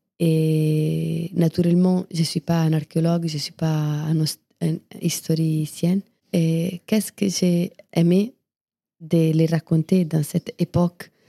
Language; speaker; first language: French; non-native, fluent; Italian